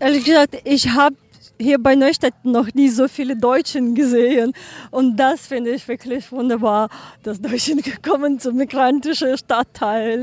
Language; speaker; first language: German; non-native, learner; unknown